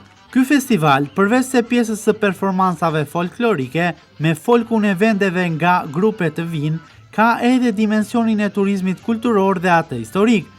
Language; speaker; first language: Albanian; native; Albanian